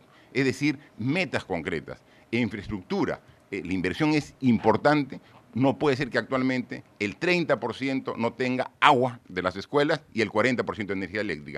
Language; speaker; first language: Spanish; native; Spanish